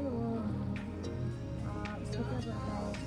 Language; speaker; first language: Hindi; non-native, learner; Nepali